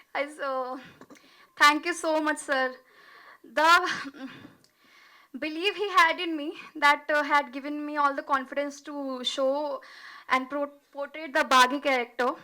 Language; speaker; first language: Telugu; non-native, learner; Hindi